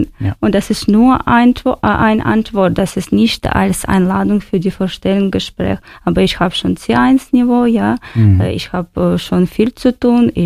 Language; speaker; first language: German; non-native, fluent; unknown